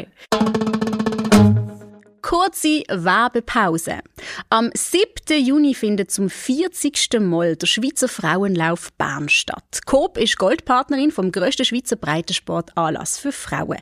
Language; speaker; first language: German; native; German